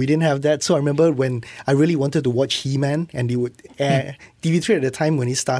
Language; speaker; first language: English; non-native, local second language; Malay